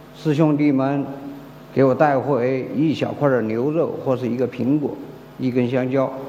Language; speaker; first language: Chinese; native; Chinese